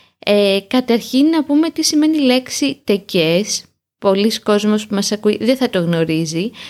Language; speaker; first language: Greek; native; Greek